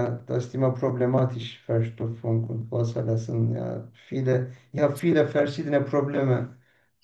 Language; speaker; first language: German; non-native, learner; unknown